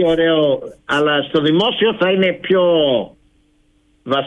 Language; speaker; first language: Greek; early bilingual, heritage; Greek